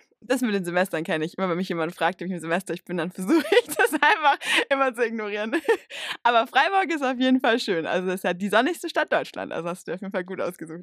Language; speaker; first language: German; native; German